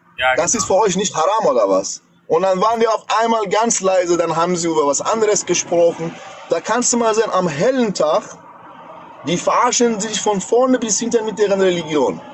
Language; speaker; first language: German; non-native, fluent; Persian